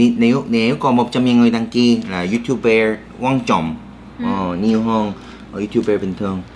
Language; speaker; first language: Vietnamese; non-native, learner; Korean